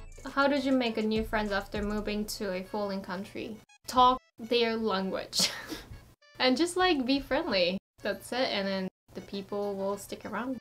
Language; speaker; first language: English; non-native, fluent; Japanese